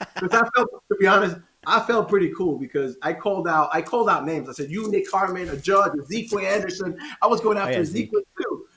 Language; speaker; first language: English; non-native, fluent; Spanish